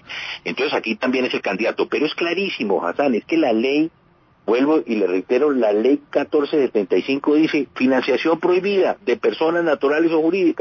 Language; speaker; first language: Spanish; native; Spanish